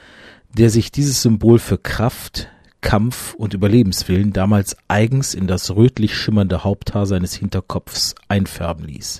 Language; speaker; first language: German; native; German